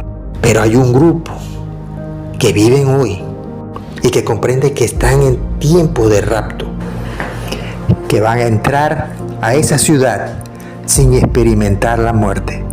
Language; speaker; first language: Spanish; native; Spanish